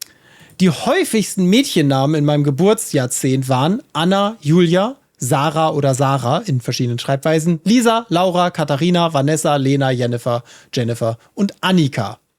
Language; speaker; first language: German; native; German